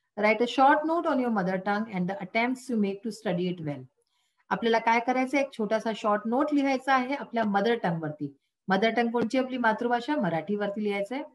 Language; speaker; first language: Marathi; non-native, local second language; Hindi